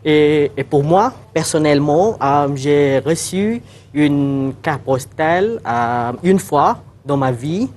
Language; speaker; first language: French; non-native, fluent; Malay